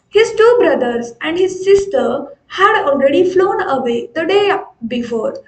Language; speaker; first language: English; non-native, local second language; Marathi